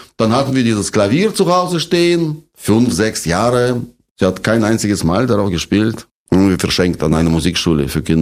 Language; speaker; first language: German; non-native, fluent; Russian